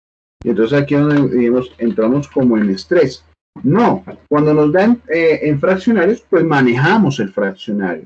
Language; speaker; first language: Spanish; native; Spanish